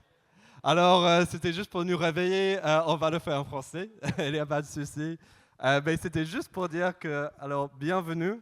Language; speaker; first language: French; non-native, fluent; English